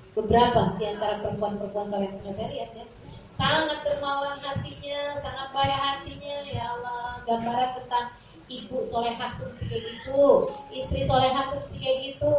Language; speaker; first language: Indonesian; native; Indonesian